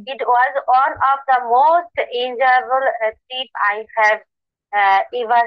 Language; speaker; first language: English; non-native, learner; Bangla